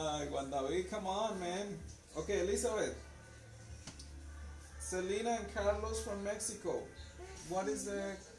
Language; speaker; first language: English; non-native, fluent; Spanish